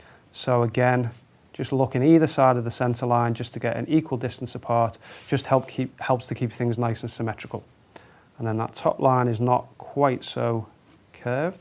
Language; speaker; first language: English; native; English